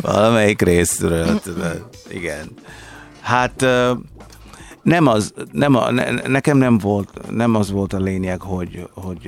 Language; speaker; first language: Hungarian; non-native, fluent; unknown